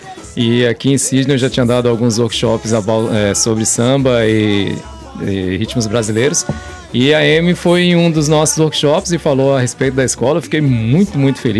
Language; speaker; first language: Portuguese; native; Portuguese